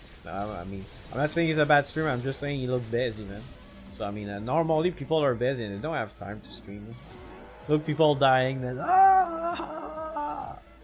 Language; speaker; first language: English; non-native, fluent; French